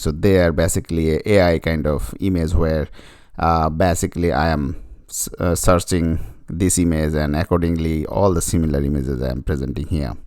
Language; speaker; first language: English; non-native, fluent; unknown